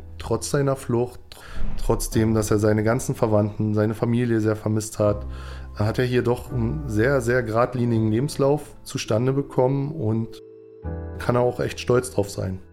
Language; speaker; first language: German; native; German